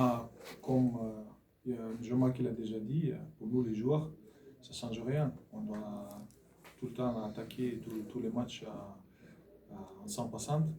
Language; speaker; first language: French; non-native, learner; Fijian